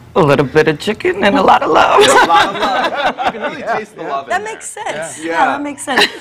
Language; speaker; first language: English; native; English